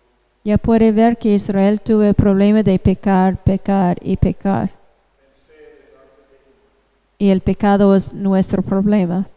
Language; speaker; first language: Spanish; non-native, fluent; English